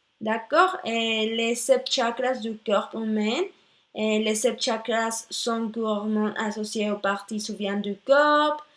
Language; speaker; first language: French; non-native, learner; Spanish